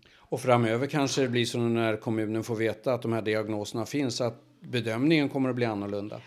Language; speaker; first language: Swedish; native; Swedish